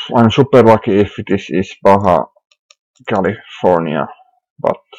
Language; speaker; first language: English; non-native, fluent; Finnish